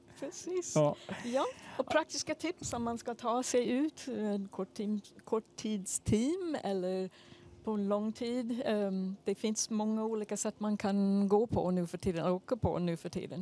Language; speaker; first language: Swedish; non-native, fluent; English